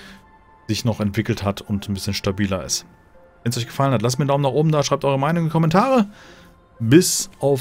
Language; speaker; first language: German; native; German